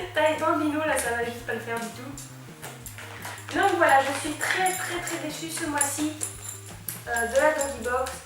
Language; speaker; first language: French; native; French